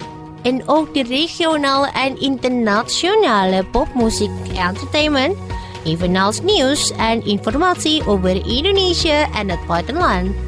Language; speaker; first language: Dutch; non-native, learner; Indonesian